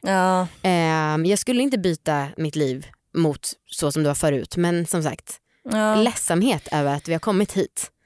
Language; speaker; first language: Swedish; native; Swedish